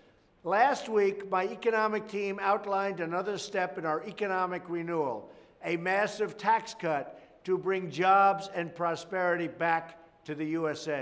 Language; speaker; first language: English; native; English